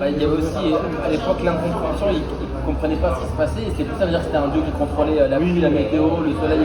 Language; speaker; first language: French; native; French